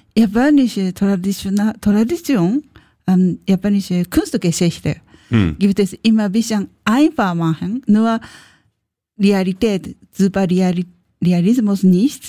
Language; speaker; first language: German; non-native, learner; Japanese